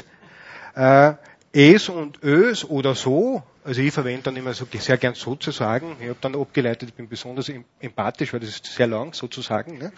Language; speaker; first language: German; native; German